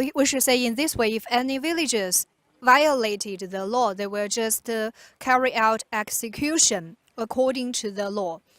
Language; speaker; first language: English; non-native, fluent; Chinese